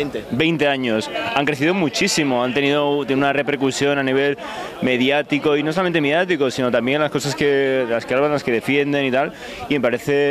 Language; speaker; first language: Spanish; native; Spanish